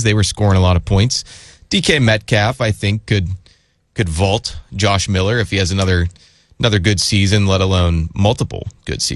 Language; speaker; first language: English; native; English